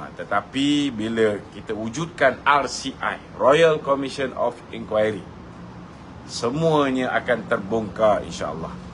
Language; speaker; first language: Malay; native; Malay